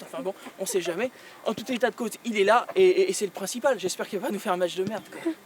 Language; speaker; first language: French; native; French